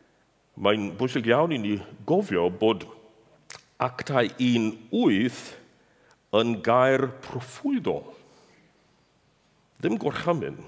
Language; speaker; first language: Welsh; non-native, fluent; English